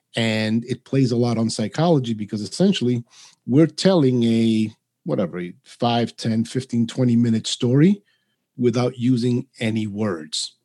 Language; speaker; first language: English; early bilingual, other home language; Spanish